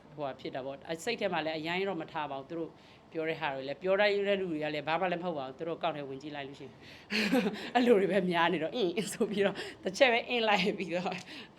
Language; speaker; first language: Burmese; native; Burmese